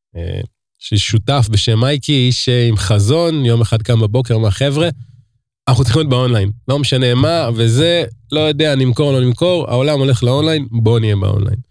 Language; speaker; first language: Hebrew; native; Hebrew